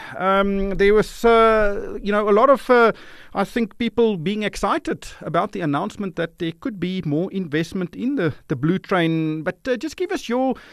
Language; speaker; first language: English; non-native, local second language; Afrikaans